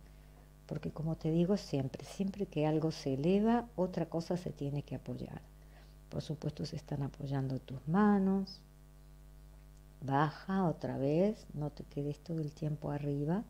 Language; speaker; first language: Spanish; native; Spanish